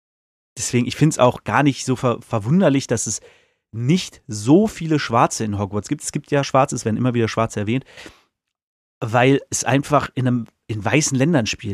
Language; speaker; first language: German; native; German